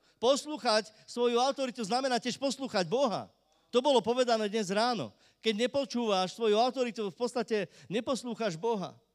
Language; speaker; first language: Slovak; non-native, local second language; Romany